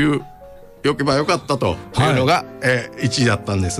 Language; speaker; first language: Japanese; native; Japanese